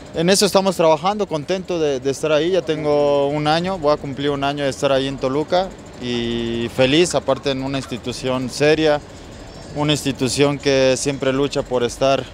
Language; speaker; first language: Spanish; native; Spanish